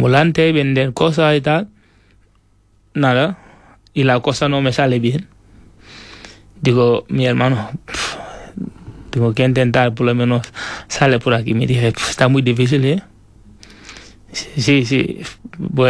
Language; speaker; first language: Spanish; non-native, fluent; Wolof